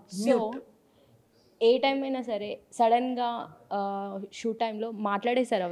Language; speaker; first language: Telugu; native; Telugu